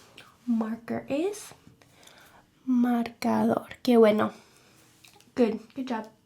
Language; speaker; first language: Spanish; non-native, learner; English